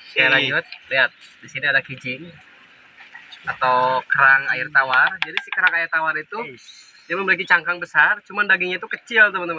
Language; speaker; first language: Indonesian; non-native, local second language; Sundanese